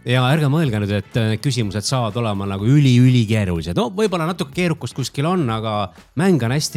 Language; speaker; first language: Estonian; native; Estonian